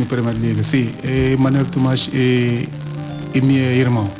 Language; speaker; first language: Portuguese; non-native, learner; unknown